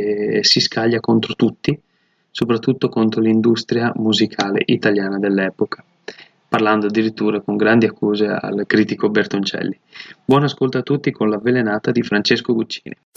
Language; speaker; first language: Italian; native; Italian